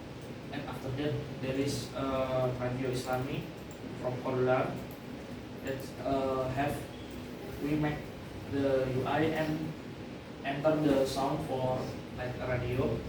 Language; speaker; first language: English; non-native, learner; Indonesian